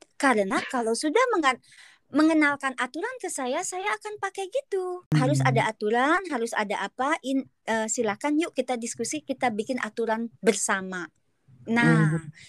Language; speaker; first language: Indonesian; native; Indonesian